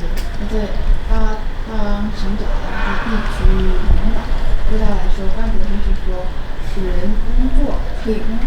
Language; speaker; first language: Chinese; non-native, fluent; Indonesian